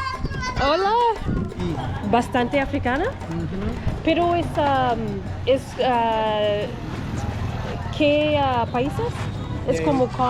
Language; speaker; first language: Spanish; non-native, learner; English